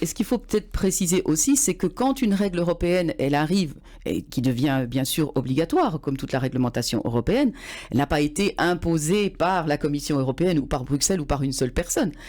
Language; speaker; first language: French; native; French